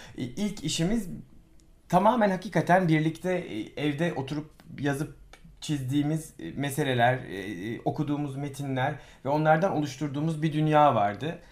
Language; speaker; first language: Turkish; native; Turkish